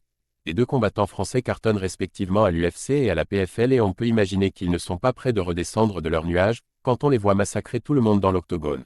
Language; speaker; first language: French; native; French